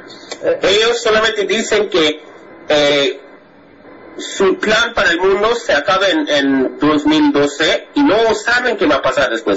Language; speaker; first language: Spanish; non-native, fluent; English